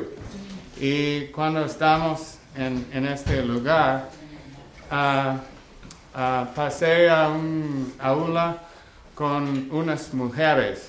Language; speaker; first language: Spanish; non-native, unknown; English